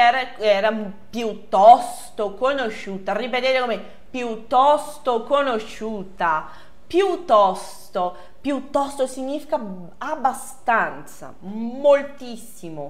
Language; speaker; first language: Italian; non-native, fluent; Portuguese